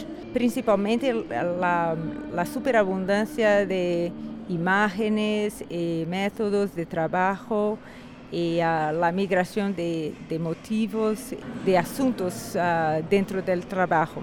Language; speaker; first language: Spanish; non-native, fluent; Portuguese